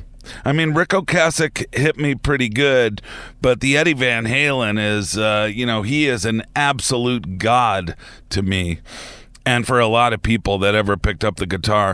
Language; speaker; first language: English; native; English